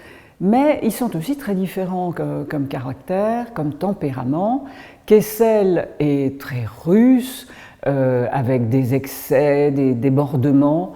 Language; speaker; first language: French; native; French